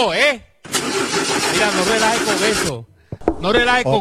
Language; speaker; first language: Spanish; native; Spanish